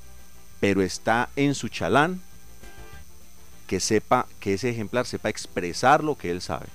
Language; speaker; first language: Spanish; native; Spanish